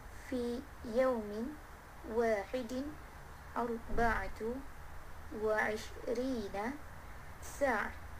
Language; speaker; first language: Arabic; non-native, learner; Malay